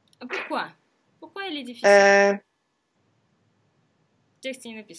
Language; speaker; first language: French; non-native, fluent; Russian